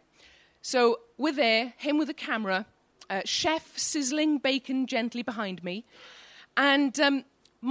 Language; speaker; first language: English; native; English